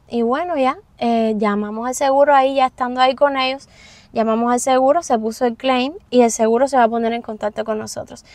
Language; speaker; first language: Spanish; native; Spanish